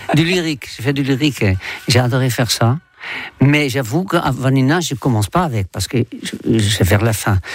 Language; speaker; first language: French; non-native, fluent; Dutch